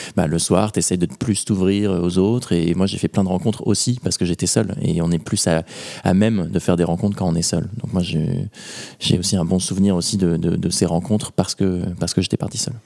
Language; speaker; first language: French; native; French